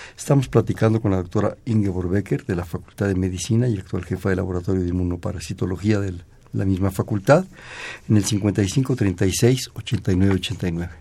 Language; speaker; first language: Spanish; native; Spanish